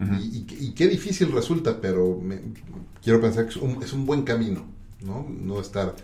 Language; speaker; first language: Spanish; native; Spanish